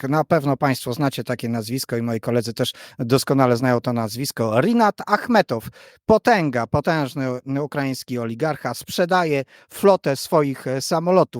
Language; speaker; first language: Polish; native; Polish